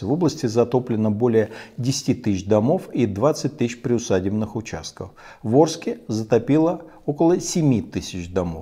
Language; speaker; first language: Russian; native; Russian